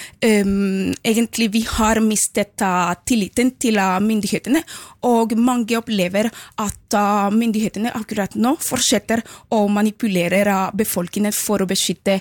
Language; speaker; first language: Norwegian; non-native, fluent; Spanish